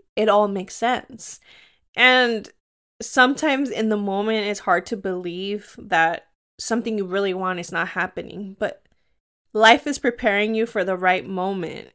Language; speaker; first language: English; early bilingual, other home language; Spanish